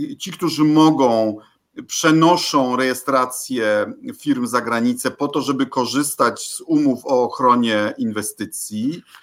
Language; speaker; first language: Polish; native; Polish